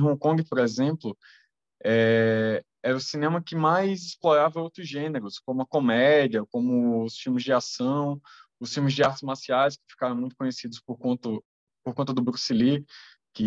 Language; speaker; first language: Portuguese; native; Portuguese